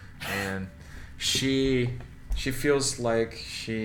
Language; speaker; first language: English; non-native, fluent; Portuguese